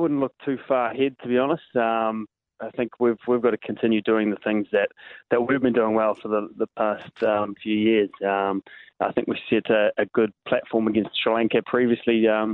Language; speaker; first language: English; native; English